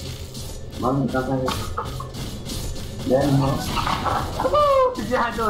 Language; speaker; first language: Russian; non-native, local second language; Yakut